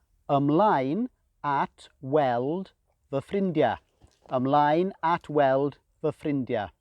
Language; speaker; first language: Welsh; non-native, fluent; English